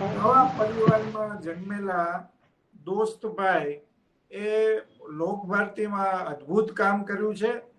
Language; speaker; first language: Gujarati; native; Gujarati